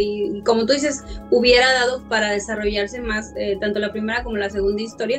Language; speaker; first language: Spanish; native; Spanish